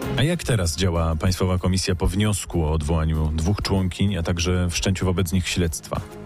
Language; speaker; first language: Polish; native; Polish